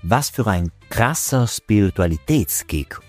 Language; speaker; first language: German; non-native, local second language; Italian